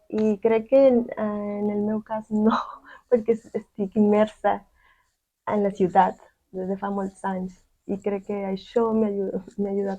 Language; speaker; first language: Catalan; non-native, fluent; Spanish